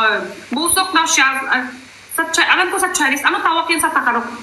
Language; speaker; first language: Filipino; non-native, local second language; Cebuano